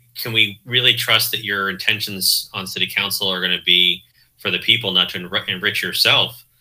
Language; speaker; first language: English; native; English